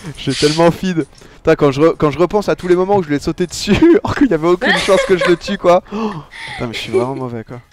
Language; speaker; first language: French; native; French